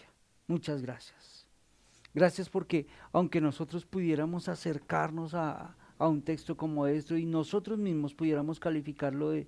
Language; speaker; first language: Spanish; native; Spanish